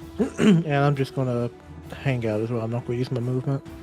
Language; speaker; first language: English; native; English